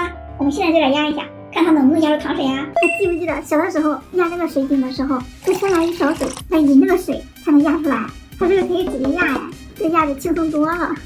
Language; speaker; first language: Chinese; native; Chinese